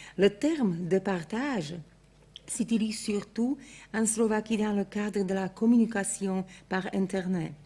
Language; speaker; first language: French; non-native, fluent; Slovak